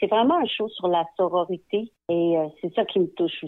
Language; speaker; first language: French; native; French